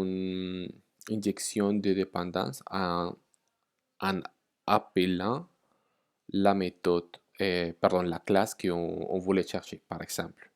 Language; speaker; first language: French; non-native, fluent; Spanish